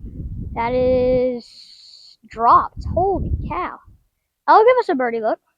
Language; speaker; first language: English; native; English